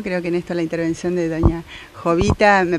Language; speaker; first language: Spanish; native; Spanish